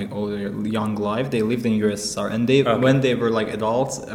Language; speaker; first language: English; non-native, fluent; Azerbaijani